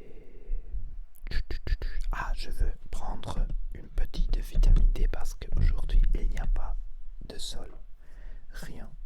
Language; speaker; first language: French; non-native, learner; Spanish